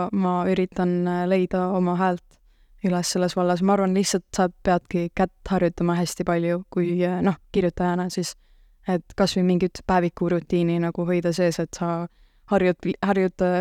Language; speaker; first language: Estonian; native; Estonian